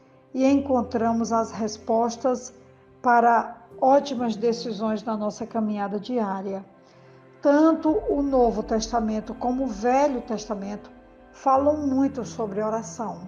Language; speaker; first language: Portuguese; native; Portuguese